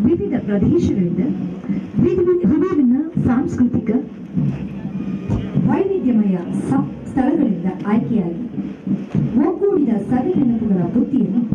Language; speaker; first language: Kannada; native; Kannada